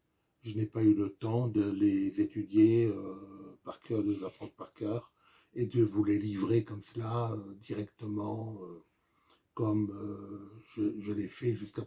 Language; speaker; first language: French; native; French